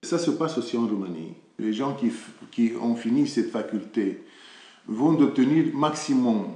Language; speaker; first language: French; non-native, fluent; Romanian